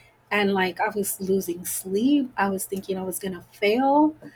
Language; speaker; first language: English; early bilingual, other home language; Spanish